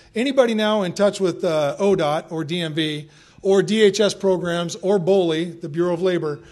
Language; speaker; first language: English; native; English